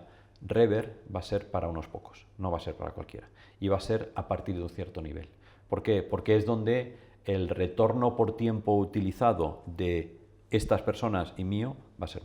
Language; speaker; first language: Spanish; native; Spanish